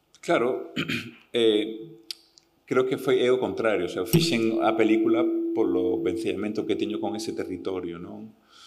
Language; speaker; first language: Galician; early bilingual, heritage; Galician